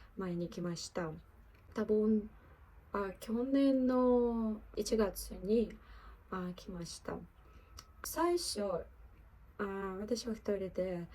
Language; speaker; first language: Japanese; non-native, learner; Ukrainian